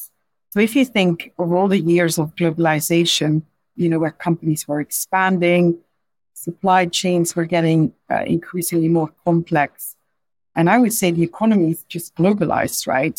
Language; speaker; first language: English; non-native, fluent; Dutch